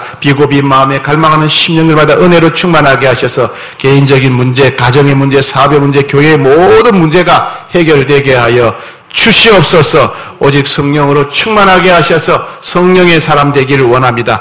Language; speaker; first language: Korean; native; Korean